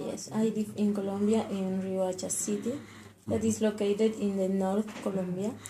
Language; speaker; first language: English; non-native, learner; Spanish